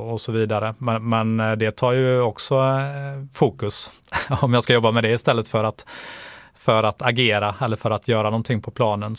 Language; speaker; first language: Swedish; native; Swedish